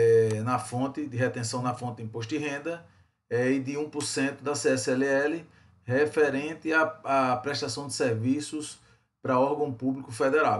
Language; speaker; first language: Portuguese; native; Portuguese